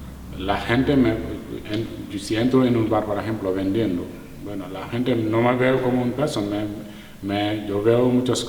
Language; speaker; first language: Spanish; non-native, learner; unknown